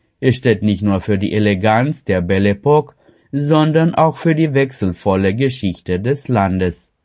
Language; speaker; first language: German; non-native, fluent; Romanian